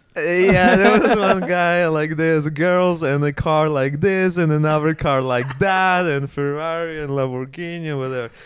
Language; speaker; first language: English; non-native, fluent; Polish